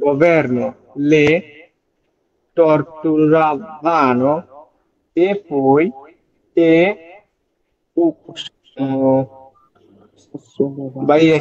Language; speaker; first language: Italian; non-native, learner; Bangla